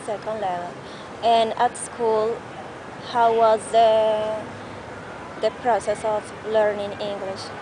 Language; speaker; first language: English; non-native, learner; Spanish